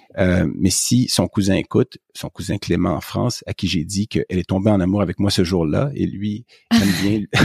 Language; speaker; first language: French; native; French